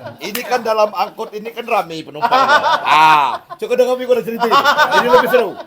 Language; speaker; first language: Malay; native; Malay